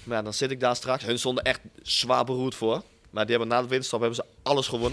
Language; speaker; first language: Dutch; native; Dutch